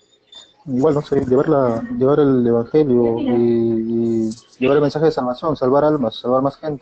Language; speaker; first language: Spanish; native; Spanish